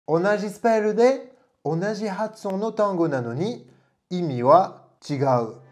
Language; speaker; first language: Japanese; non-native, fluent; French